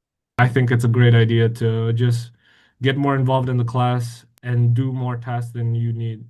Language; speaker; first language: English; non-native, fluent; Indonesian